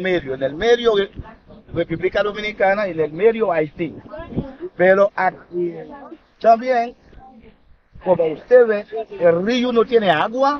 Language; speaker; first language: Spanish; non-native, learner; Haitian Creole